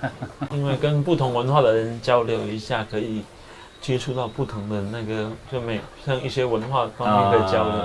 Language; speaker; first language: Chinese; native; Chinese